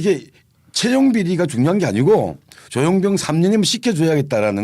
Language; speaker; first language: Korean; native; Korean